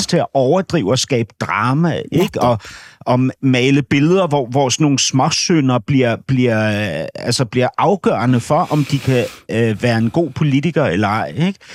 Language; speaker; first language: Danish; native; Danish